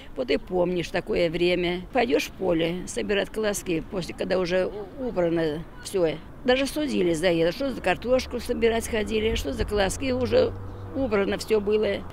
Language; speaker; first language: Russian; native; Russian